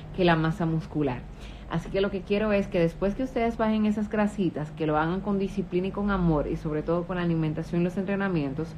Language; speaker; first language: Spanish; native; Spanish